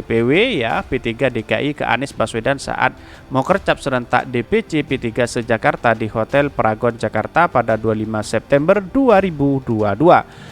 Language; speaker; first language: Indonesian; native; Indonesian